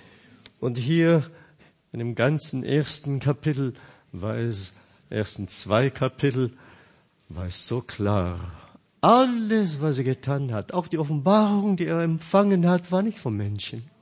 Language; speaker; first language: German; non-native, fluent; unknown